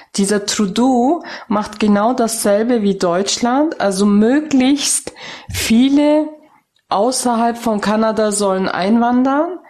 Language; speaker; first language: German; native; German